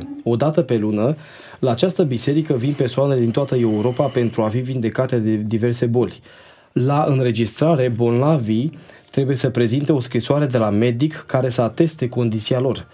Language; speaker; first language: Romanian; native; Romanian